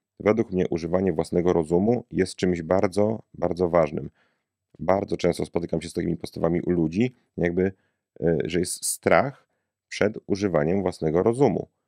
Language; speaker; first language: Polish; native; Polish